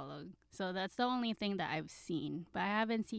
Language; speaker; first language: English; non-native, local second language; Filipino